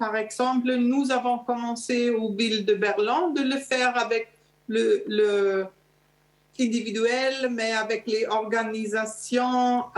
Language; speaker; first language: French; non-native, learner; German